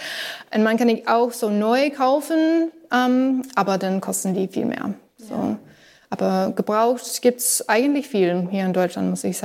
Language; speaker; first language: German; non-native, learner; English